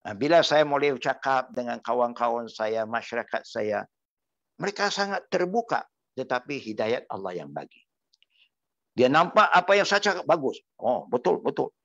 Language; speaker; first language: Malay; non-native, local second language; Chinese